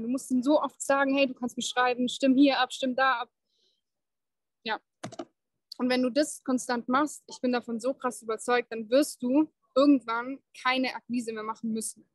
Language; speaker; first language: German; native; German